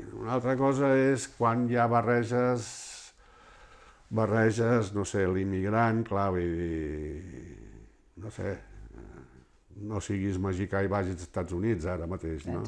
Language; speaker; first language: Catalan; early bilingual, heritage; Catalan